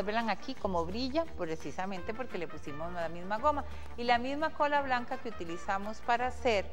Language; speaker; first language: Spanish; native; Spanish